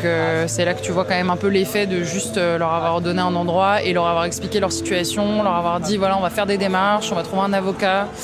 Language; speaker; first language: French; native; French